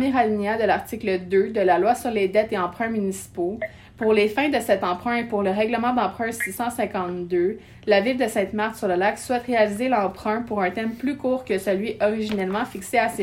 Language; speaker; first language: French; native; French